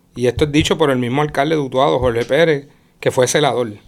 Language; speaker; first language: Spanish; native; Spanish